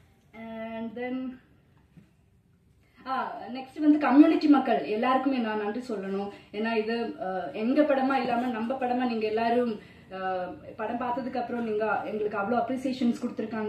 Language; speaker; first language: Tamil; non-native, fluent; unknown